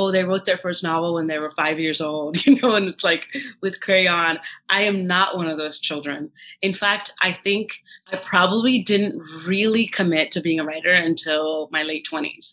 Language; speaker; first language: English; early bilingual, other home language; Telugu